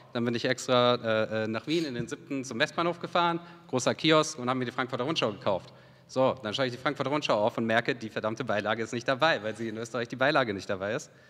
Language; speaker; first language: German; early bilingual, other home language; Serbian